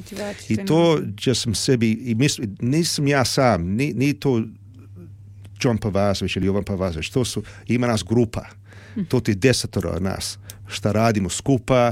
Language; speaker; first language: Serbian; early bilingual, heritage; Serbian